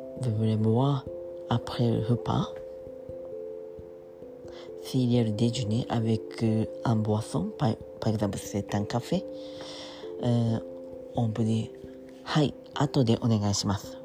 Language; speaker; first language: French; non-native, learner; Japanese